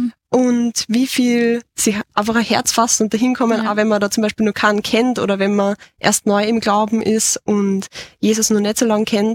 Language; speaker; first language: German; native; German